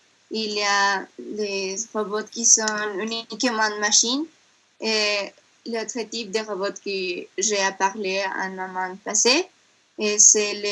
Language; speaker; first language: French; non-native, learner; Spanish